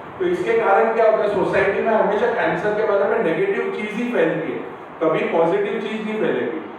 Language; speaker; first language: Hindi; non-native, local second language; Marathi